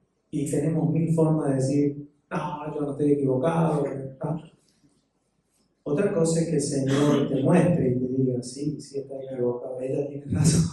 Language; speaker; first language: Spanish; native; Spanish